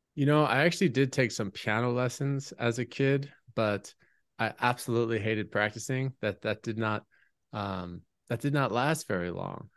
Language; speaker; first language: English; native; English